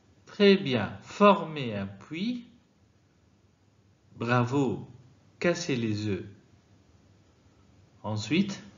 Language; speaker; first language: French; non-native, fluent; Arabic